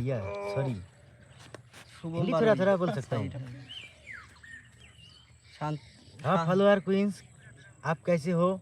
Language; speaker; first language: Hindi; non-native, learner; Bangla